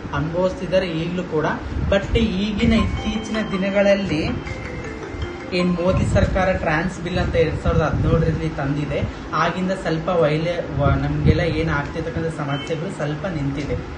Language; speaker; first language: Kannada; native; Kannada